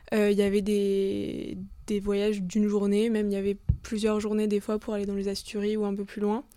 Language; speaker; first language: French; native; French